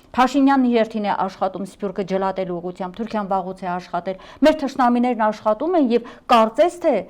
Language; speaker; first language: Armenian; native; Armenian